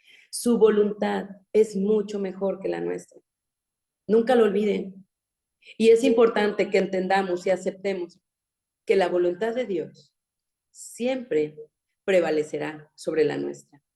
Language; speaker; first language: Spanish; native; Spanish